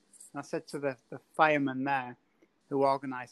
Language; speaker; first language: English; native; English